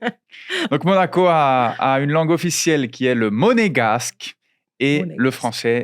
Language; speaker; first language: French; non-native, fluent; Portuguese